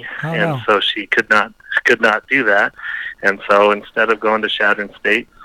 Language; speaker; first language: English; native; English